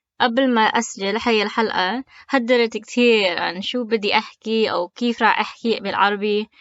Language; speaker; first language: Arabic; early bilingual, heritage; Arabic